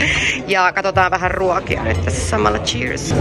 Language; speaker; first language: Finnish; native; Finnish